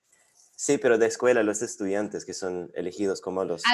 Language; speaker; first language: Spanish; non-native, fluent; English